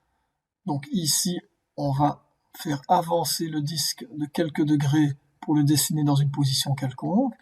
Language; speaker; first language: French; native; French